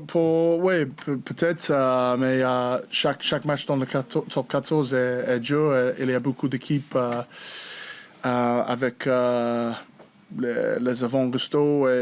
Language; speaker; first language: French; non-native, learner; English